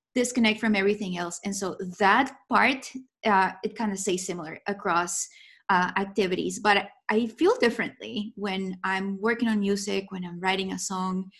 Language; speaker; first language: English; non-native, fluent; Spanish